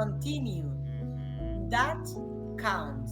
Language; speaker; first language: English; non-native, learner; Spanish